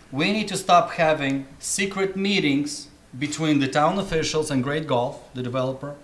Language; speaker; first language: English; non-native, fluent; Russian